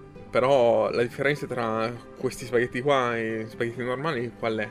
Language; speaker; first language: Italian; non-native, fluent; English